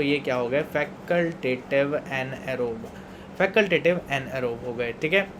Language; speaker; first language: Hindi; non-native, local second language; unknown